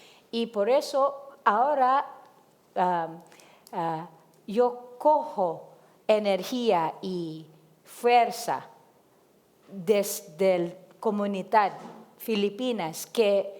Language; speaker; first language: Spanish; non-native, learner; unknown